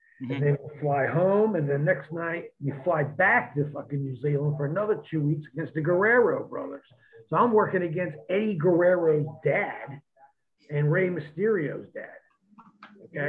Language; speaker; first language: English; native; English